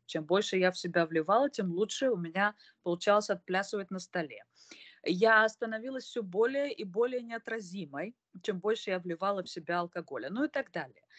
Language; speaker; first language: Russian; native; Russian